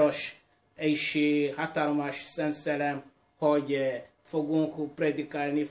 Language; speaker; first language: Hungarian; non-native, learner; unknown